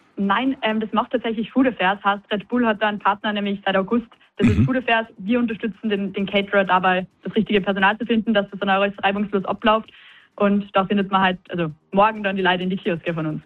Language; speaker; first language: German; native; German